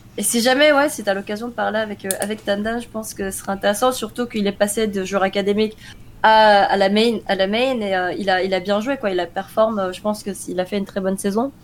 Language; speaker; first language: French; early bilingual, other home language; Korean